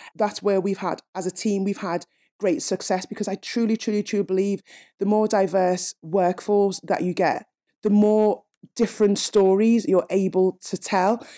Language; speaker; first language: English; native; English